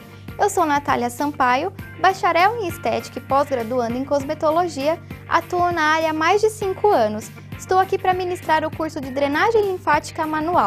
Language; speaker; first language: Portuguese; native; Portuguese